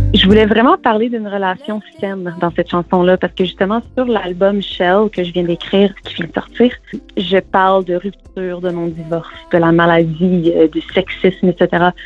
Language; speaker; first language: French; native; French